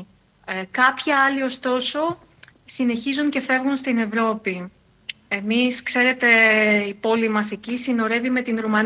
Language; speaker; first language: Greek; non-native, fluent; Ukrainian